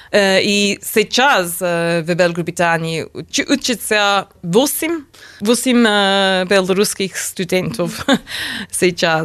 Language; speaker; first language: Russian; non-native, learner; English